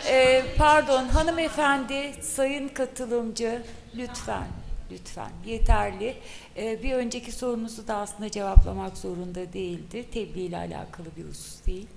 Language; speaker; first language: Turkish; native; Turkish